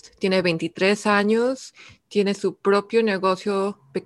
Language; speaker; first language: Spanish; early bilingual, heritage; Spanish